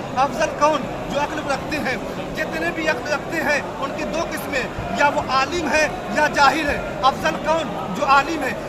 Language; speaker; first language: Urdu; native; Urdu